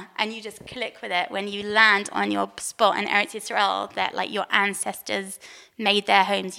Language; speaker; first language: English; native; English